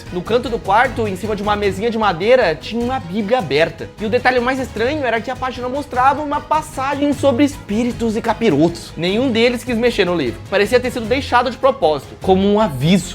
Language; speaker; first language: Portuguese; native; Portuguese